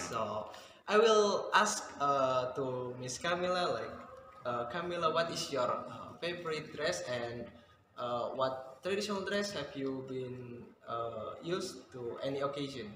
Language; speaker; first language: English; non-native, fluent; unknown